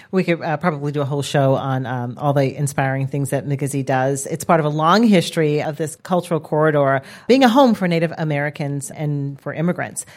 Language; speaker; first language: English; native; English